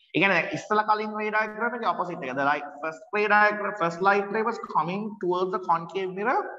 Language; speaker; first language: English; non-native, local second language; Sinhala